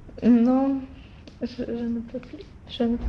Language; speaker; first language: French; non-native, learner; Swedish